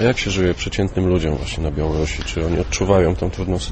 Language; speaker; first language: Polish; native; Polish